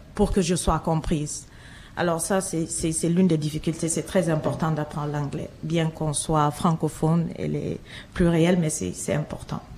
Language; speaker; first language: French; non-native, local second language; Fula